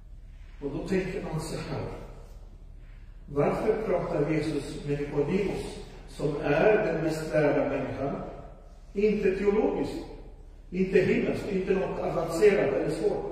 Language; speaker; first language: Swedish; non-native, fluent; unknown